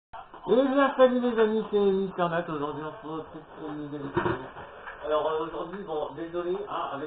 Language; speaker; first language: French; native; French